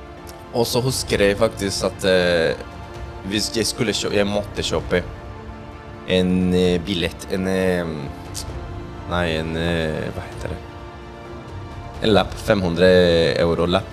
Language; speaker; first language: Norwegian; non-native, fluent; Spanish